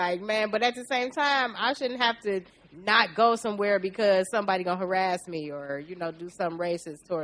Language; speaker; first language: English; native; English